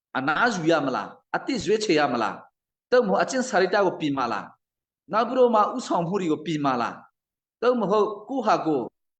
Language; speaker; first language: Burmese; non-native, local second language; Hakha Chin